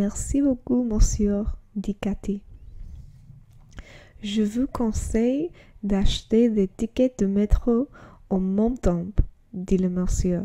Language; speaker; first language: French; non-native, learner; English